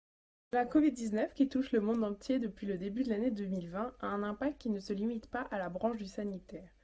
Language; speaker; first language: French; native; French